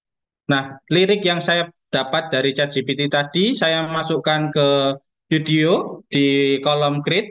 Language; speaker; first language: Indonesian; native; Indonesian